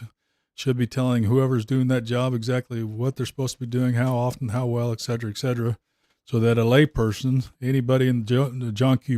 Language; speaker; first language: English; native; English